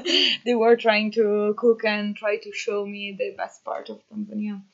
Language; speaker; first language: English; non-native, fluent; Italian